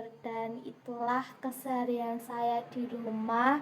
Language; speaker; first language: Indonesian; non-native, local second language; Javanese